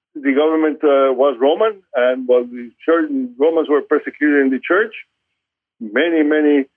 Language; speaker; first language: English; non-native, fluent; Spanish